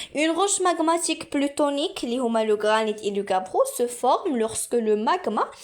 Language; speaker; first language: French; non-native, local second language; Arabic